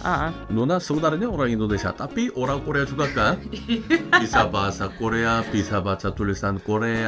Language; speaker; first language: Indonesian; non-native, fluent; Korean